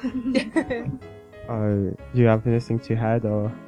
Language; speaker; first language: English; non-native, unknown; French